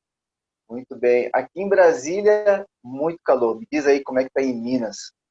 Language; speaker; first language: Portuguese; native; Portuguese